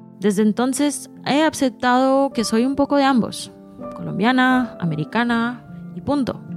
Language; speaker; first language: Spanish; early bilingual, heritage; Spanish